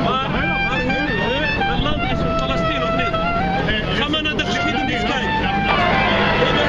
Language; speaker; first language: Dutch; non-native, learner; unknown